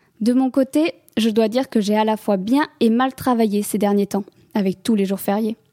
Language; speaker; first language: French; native; French